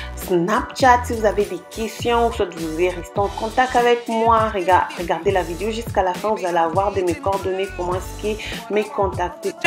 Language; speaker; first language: French; non-native, local second language; Lingala